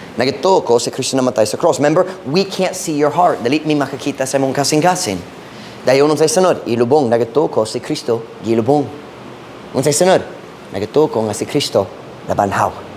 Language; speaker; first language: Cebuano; non-native, fluent; English